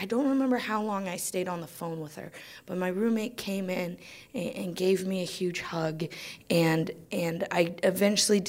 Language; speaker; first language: English; native; English